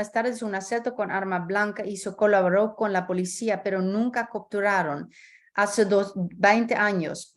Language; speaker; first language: Spanish; early bilingual, heritage; Spanish